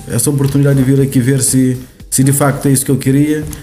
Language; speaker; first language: Portuguese; non-native, local second language; Kabuverdianu